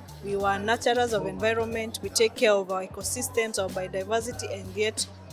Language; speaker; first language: English; non-native, local second language; Masai